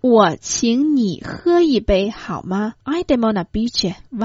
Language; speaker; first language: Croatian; non-native, fluent; Chinese